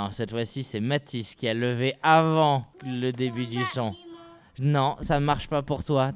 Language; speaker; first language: French; native; French